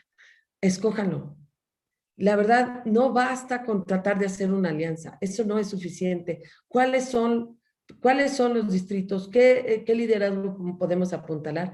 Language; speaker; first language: Spanish; native; Spanish